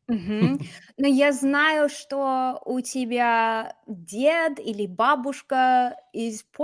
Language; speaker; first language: Russian; non-native, fluent; English